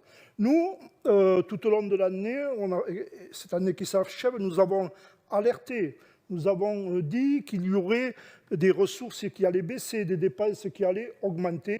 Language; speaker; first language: French; native; French